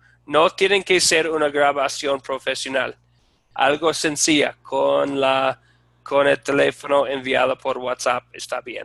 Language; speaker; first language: Spanish; non-native, fluent; English